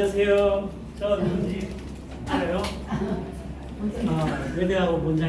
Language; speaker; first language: Korean; native; Korean